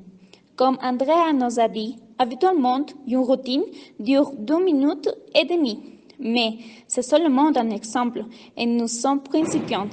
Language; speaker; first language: French; non-native, learner; Spanish